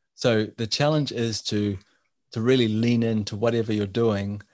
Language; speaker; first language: English; native; English